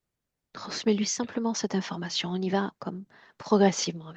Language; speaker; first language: French; native; French